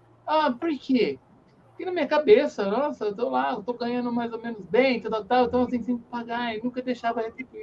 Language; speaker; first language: Portuguese; native; Portuguese